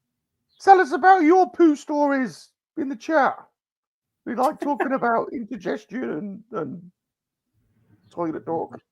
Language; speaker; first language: English; native; English